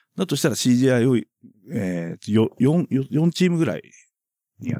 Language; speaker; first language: Japanese; native; Japanese